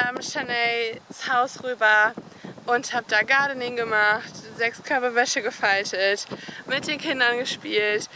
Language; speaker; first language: German; native; German